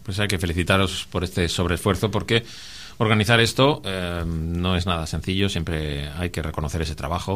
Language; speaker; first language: Spanish; native; Spanish